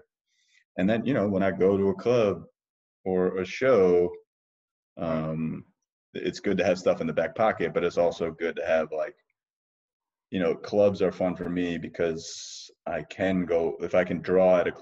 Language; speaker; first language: English; native; English